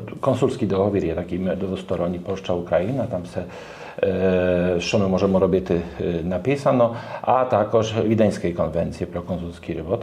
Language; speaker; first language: Ukrainian; non-native, learner; Polish